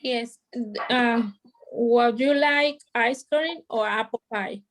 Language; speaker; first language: English; non-native, learner; Spanish